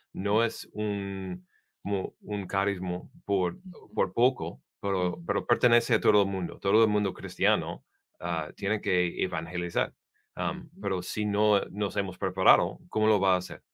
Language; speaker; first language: Spanish; non-native, learner; English